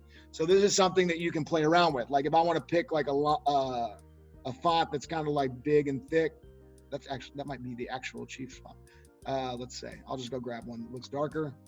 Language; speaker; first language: English; native; English